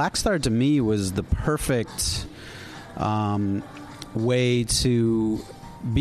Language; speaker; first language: English; native; English